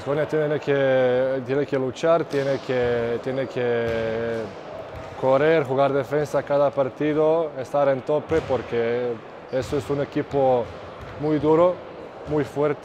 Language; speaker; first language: Spanish; non-native, fluent; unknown